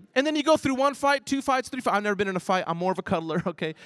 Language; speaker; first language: English; early bilingual, other home language; Chinese